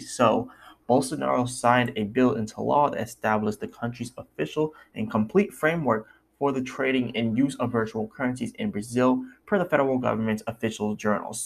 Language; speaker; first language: English; native; English